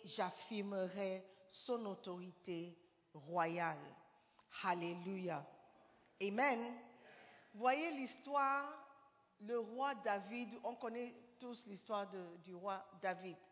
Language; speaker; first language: French; non-native, fluent; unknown